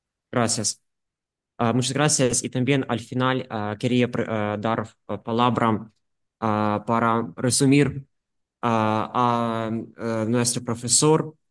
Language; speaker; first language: Spanish; non-native, fluent; Ukrainian